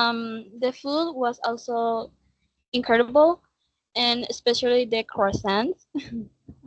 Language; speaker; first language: English; non-native, learner; Spanish